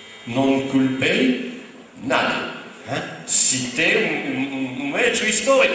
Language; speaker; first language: Spanish; non-native, fluent; French